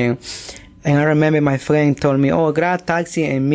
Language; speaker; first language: English; non-native, learner; Spanish